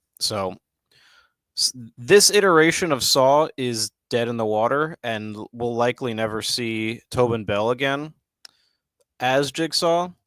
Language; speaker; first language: English; native; English